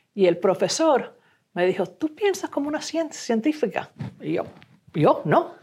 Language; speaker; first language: Spanish; early bilingual, heritage; Spanish